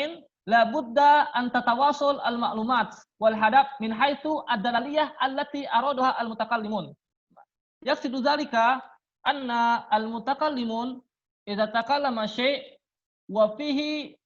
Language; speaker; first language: Arabic; non-native, learner; Indonesian